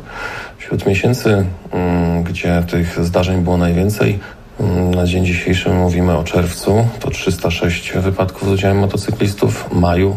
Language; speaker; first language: Polish; native; Polish